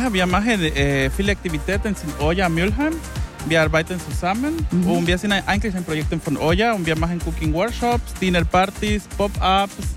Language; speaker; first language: German; non-native, fluent; Spanish